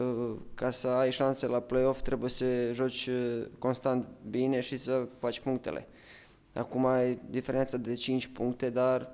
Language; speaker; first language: Romanian; non-native, fluent; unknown